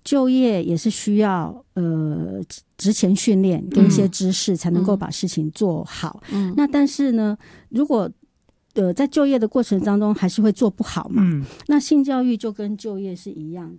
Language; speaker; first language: Chinese; native; Chinese